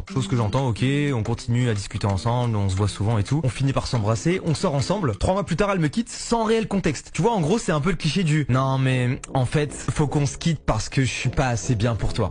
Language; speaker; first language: French; native; French